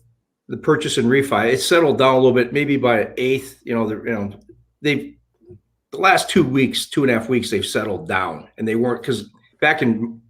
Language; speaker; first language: English; native; English